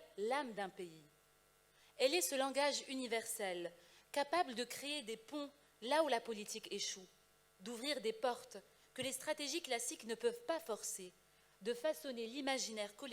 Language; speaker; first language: French; non-native, local second language; Arabic